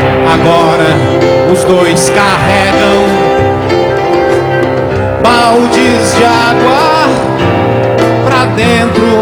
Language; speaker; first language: Portuguese; native; Portuguese